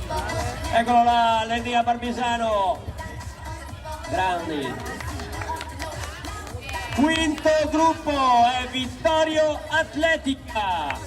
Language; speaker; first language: Italian; native; Italian